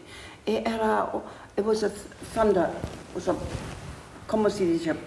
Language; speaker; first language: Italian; non-native, learner; English